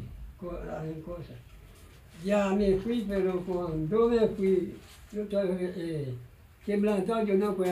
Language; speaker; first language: Spanish; non-native, learner; Haitian Creole